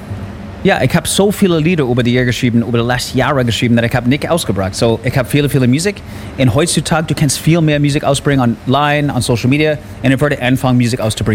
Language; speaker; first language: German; non-native, learner; English